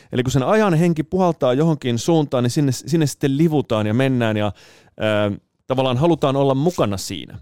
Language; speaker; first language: Finnish; early bilingual, other home language; Italian